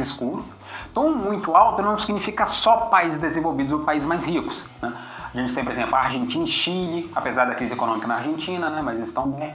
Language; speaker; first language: Portuguese; native; Portuguese